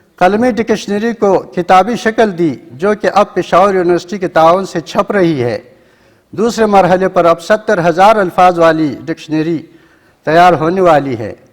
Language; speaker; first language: Urdu; non-native, local second language; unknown